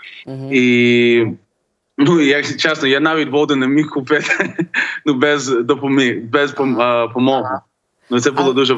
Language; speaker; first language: Ukrainian; non-native, learner; English